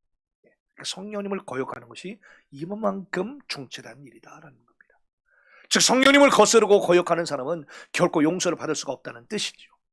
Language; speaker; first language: Korean; native; Korean